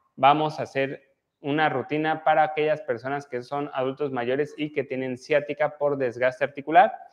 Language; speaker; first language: Spanish; native; Spanish